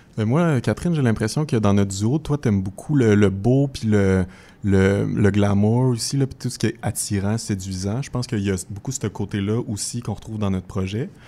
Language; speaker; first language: French; native; French